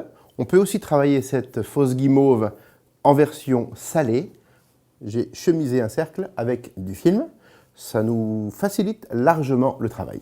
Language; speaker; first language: French; native; French